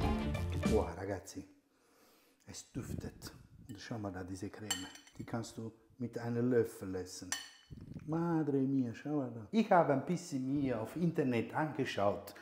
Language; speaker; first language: German; non-native, fluent; Italian